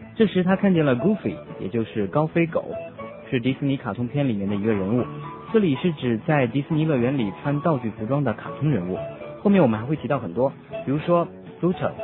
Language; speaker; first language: Chinese; native; Chinese